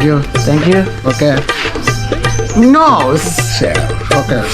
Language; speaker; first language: English; non-native, learner; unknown